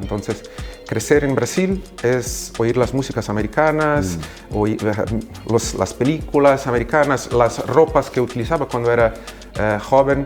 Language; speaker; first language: Spanish; non-native, fluent; Portuguese